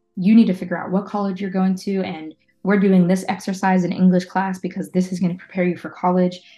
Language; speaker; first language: English; native; English